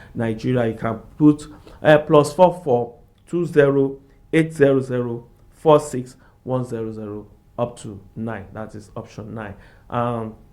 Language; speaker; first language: English; non-native, local second language; Yoruba